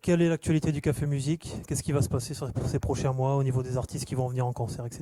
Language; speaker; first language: French; native; French